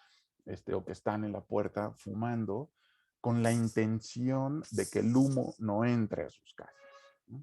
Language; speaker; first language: Spanish; native; Spanish